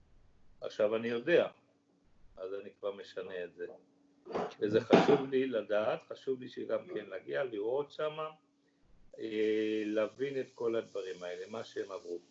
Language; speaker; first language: Hebrew; early bilingual, other home language; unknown